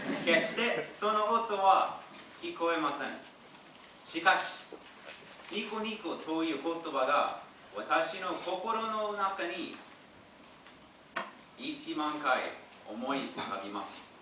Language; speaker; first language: Japanese; non-native, learner; English